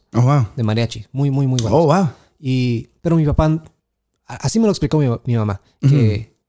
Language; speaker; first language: Spanish; early bilingual, heritage; Spanish